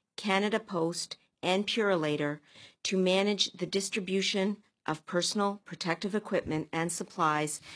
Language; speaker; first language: English; native; English